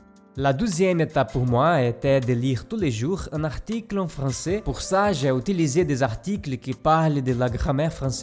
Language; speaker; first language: French; non-native, learner; Portuguese